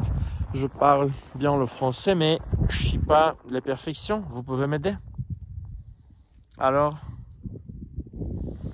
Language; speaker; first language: French; non-native, fluent; Russian